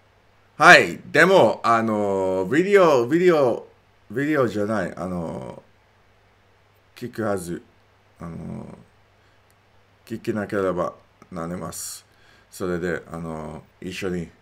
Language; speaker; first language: Japanese; non-native, learner; English